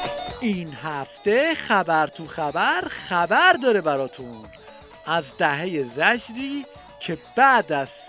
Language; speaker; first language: Persian; native; Persian